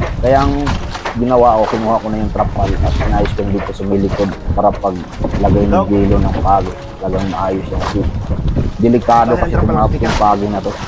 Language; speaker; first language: Filipino; non-native, local second language; Cebuano